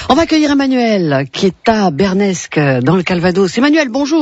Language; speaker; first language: French; native; French